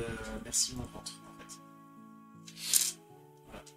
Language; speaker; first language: French; native; French